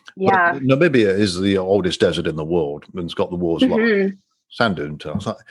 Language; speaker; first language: English; native; English